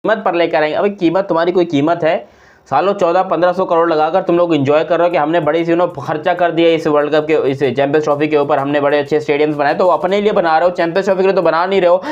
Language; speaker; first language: Urdu; native; Urdu